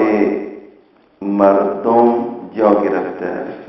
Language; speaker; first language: Persian; non-native, fluent; Urdu